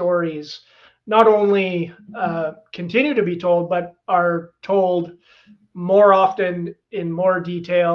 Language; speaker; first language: English; native; English